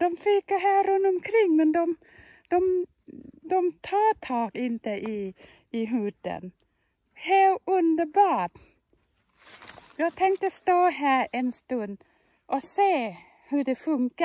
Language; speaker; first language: Swedish; non-native, fluent; Thai